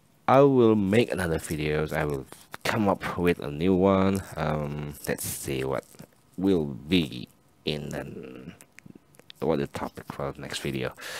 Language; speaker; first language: English; non-native, learner; Indonesian